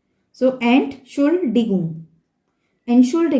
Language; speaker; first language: German; non-native, fluent; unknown